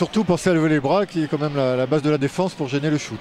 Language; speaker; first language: French; native; French